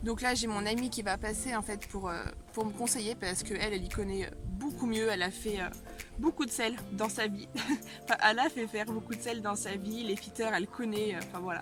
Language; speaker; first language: French; native; French